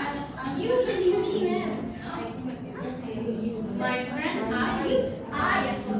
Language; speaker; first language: English; non-native, fluent; Indonesian